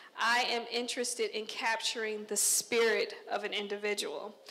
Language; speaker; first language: English; native; English